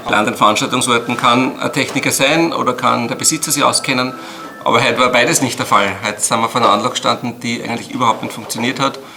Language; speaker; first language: German; native; German